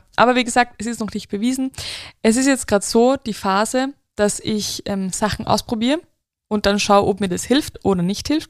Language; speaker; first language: German; native; German